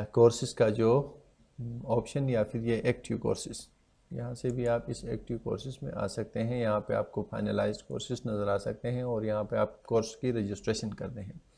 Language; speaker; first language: Urdu; non-native, local second language; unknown